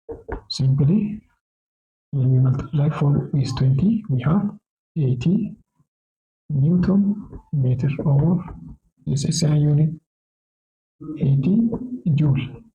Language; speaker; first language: English; non-native, local second language; Oromo